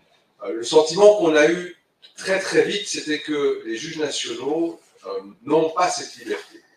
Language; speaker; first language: French; native; French